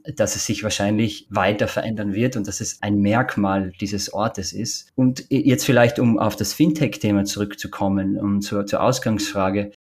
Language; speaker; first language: German; native; German